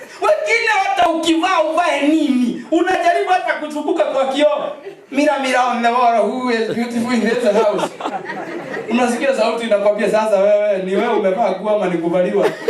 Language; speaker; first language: Swahili; non-native, local second language; Kikuyu